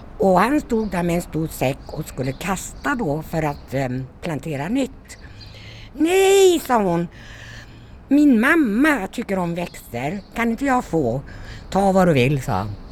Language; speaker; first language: Swedish; native; Swedish